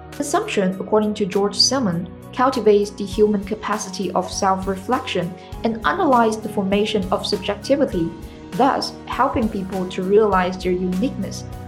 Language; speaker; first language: English; non-native, fluent; Chinese